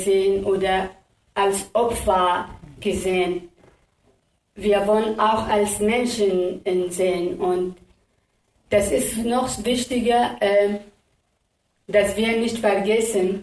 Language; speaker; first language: German; non-native, learner; Kurdish